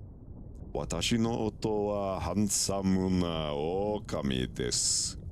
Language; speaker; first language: Japanese; non-native, learner; English